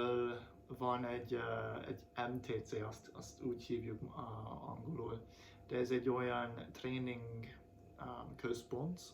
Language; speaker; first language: Hungarian; non-native, fluent; English